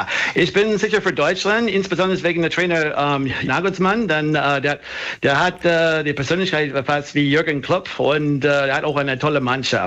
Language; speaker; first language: German; non-native, fluent; English